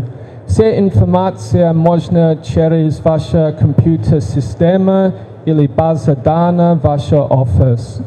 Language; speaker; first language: Russian; non-native, learner; English